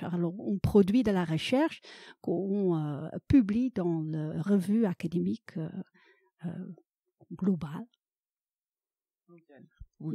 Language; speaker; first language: French; non-native, fluent; Dutch